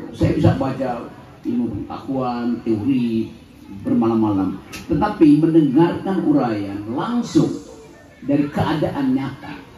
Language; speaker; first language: Indonesian; native; Indonesian